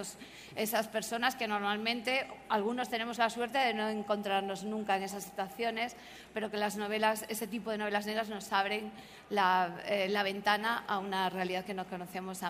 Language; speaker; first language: Spanish; native; Spanish